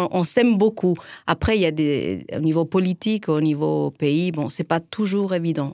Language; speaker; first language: French; non-native, fluent; Spanish